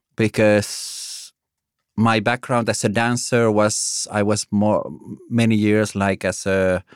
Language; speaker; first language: English; non-native, fluent; Finnish